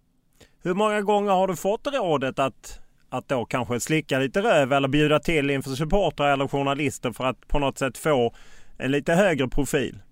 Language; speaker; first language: Swedish; native; Swedish